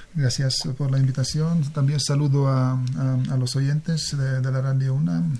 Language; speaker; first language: Spanish; non-native, fluent; Hungarian